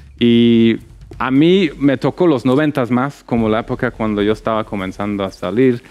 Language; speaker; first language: Spanish; non-native, fluent; English